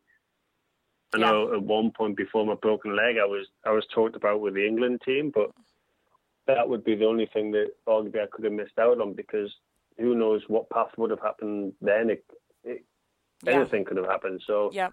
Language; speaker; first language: English; native; English